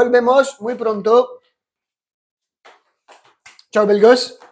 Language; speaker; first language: Spanish; non-native, fluent; French